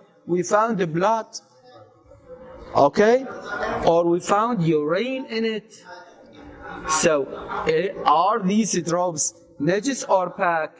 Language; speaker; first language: English; non-native, fluent; Arabic